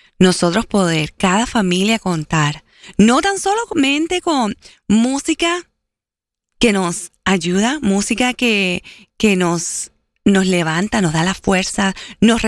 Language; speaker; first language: Spanish; early bilingual, heritage; Spanish